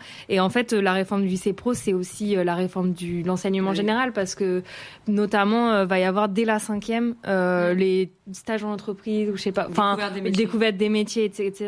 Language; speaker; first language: French; native; French